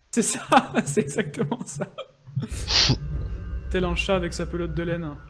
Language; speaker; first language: French; native; French